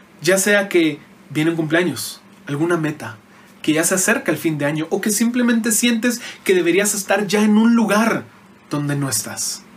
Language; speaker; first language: Spanish; native; Spanish